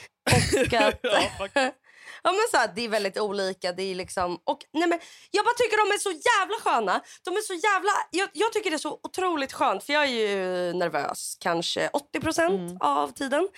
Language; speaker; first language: Swedish; native; Swedish